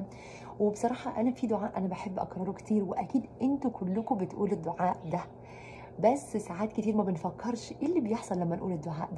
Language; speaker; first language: Arabic; native; Arabic